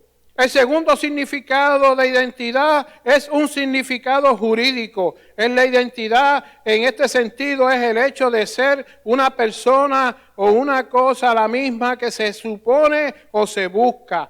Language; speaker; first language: Spanish; native; Spanish